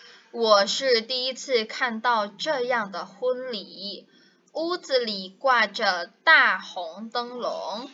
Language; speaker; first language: Chinese; non-native, fluent; Indonesian